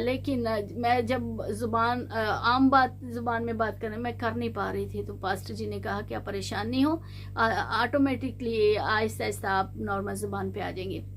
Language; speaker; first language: Urdu; native; Urdu